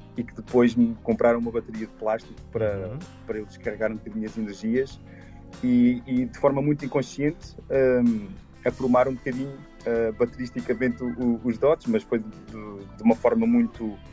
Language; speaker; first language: Portuguese; native; Portuguese